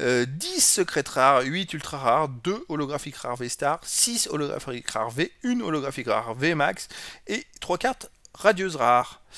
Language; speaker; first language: French; native; French